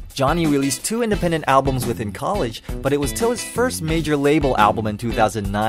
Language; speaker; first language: English; early bilingual, other home language; Chinese